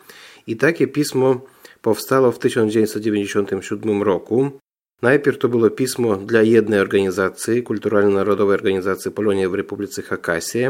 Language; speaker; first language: Polish; non-native, fluent; Russian